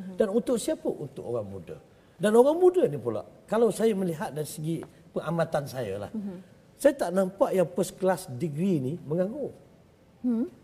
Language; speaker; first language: Malay; native; Malay